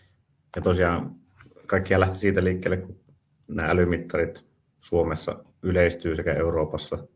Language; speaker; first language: Finnish; native; Finnish